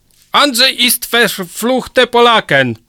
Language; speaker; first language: German; non-native, learner; Polish